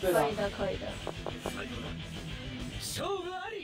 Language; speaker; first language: Chinese; native; Chinese